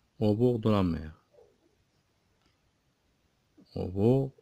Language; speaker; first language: French; non-native, local second language; Arabic